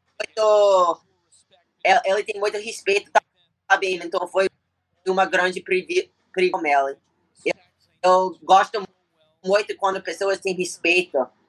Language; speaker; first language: Portuguese; non-native, learner; English